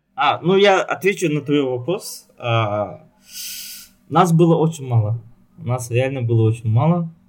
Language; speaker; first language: Russian; non-native, local second language; Yakut